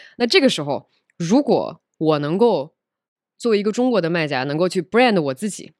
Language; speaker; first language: Chinese; native; Chinese